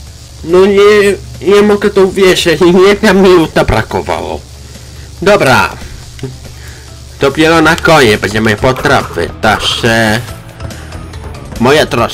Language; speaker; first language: Polish; non-native, learner; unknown